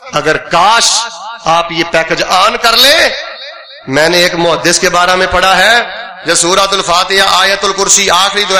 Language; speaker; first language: Urdu; non-native, local second language; Punjabi